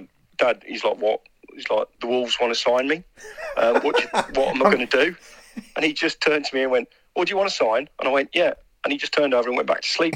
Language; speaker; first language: English; native; English